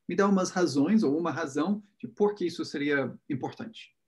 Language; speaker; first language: Portuguese; non-native, fluent; English